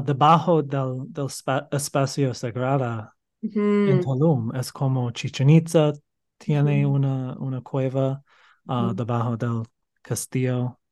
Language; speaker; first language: Spanish; non-native, learner; English